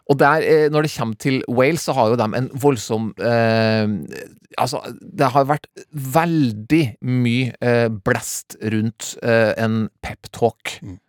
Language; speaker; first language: Norwegian; native; Norwegian